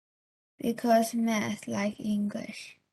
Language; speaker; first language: English; non-native, learner; Chinese